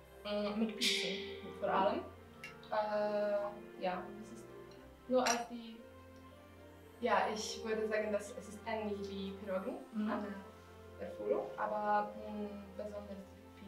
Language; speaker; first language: German; non-native, fluent; Polish